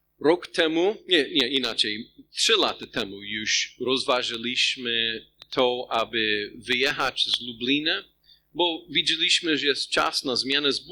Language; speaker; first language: Polish; non-native, fluent; English